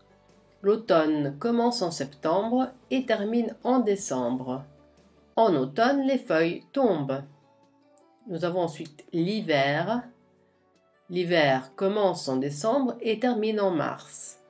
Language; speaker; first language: French; non-native, fluent; Italian